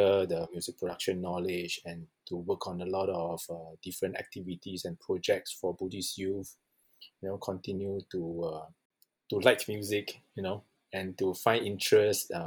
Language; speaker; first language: English; non-native, local second language; Chinese